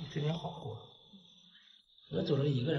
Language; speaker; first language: Chinese; native; Chinese